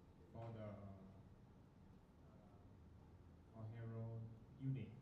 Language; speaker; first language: English; non-native, learner; Vietnamese